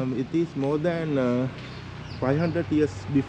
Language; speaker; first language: English; non-native, local second language; Sinhala